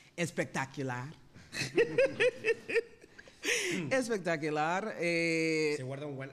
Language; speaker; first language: Spanish; non-native, fluent; English